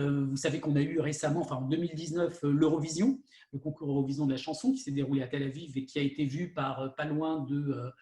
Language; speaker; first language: French; native; French